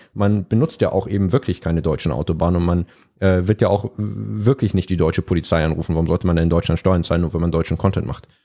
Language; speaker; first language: German; native; German